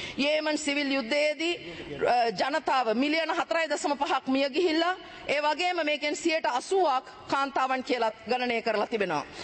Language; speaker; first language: Sinhala; non-native, local second language; Tamil